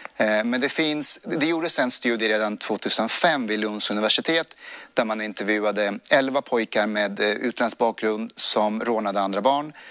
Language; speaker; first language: Swedish; early bilingual, other home language; Persian